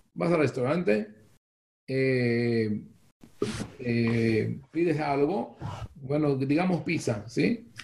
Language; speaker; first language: Spanish; non-native, fluent; Hebrew